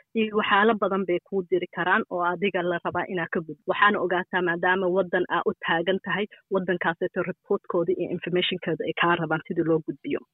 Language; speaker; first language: Somali; early bilingual, heritage; Somali